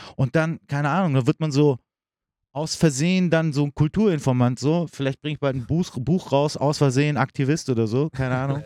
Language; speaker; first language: German; early bilingual, other home language; Turkish